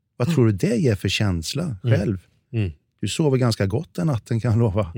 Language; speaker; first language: Swedish; native; Swedish